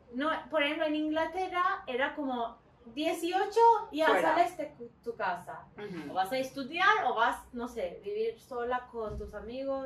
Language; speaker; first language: Spanish; non-native, learner; Turkish